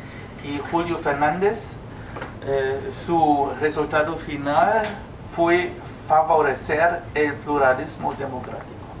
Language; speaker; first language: Spanish; non-native, fluent; German